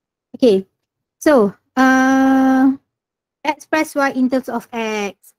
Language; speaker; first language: English; non-native, local second language; Malay